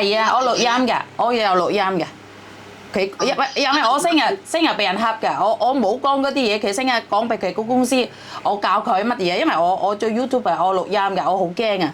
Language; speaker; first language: Cantonese; non-native, fluent; Indonesian